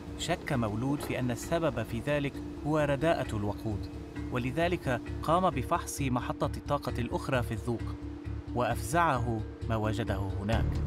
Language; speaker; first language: Arabic; native; Arabic